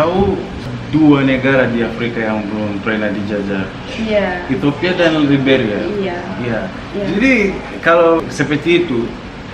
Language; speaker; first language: Indonesian; non-native, fluent; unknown